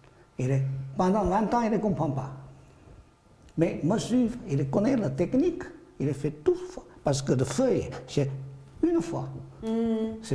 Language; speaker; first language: French; non-native, learner; Chinese